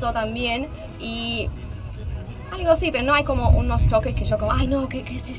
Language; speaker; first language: Spanish; non-native, fluent; Russian